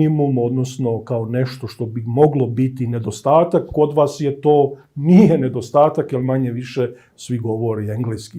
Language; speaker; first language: Bosnian; native; Bosnian